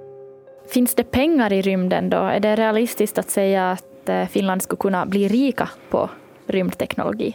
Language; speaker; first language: Swedish; native; Swedish